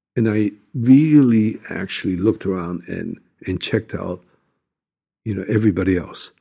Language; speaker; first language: English; non-native, fluent; Japanese